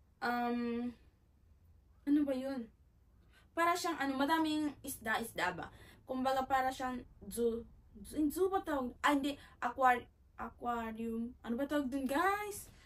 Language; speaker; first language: Filipino; native; Filipino